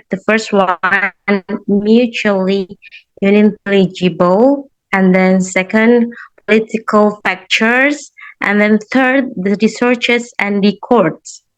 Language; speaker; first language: English; non-native, learner; Indonesian